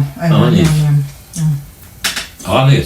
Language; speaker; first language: English; non-native, learner; Swedish